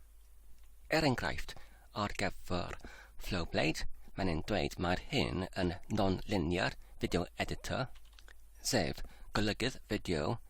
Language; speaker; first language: Welsh; non-native, learner; English